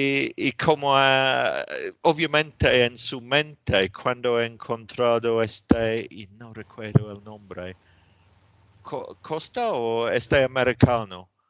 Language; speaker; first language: Spanish; non-native, learner; English